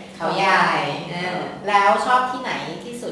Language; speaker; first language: Thai; native; Thai